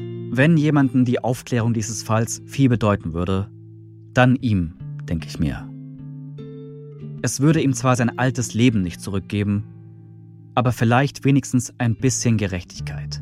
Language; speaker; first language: German; native; German